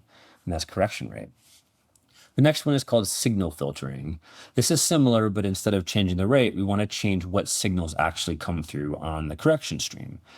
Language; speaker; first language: English; native; English